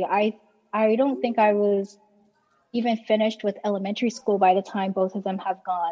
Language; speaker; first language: English; native; English